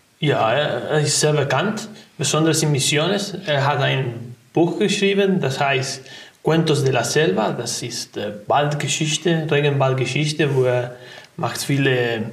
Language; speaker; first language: German; non-native, learner; Spanish